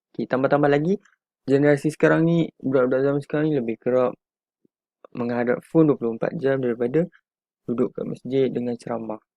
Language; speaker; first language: Malay; native; Malay